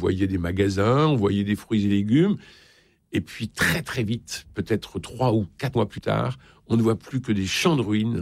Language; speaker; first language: French; native; French